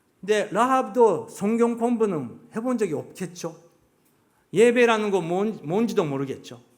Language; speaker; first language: Korean; non-native, fluent; Japanese